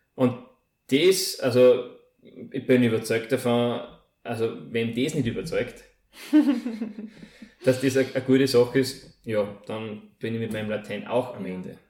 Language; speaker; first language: German; native; German